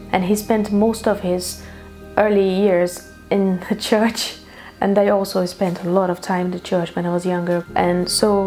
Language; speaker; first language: English; non-native, fluent; Portuguese